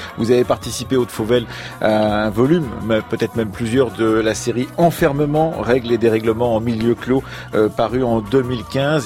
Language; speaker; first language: French; native; French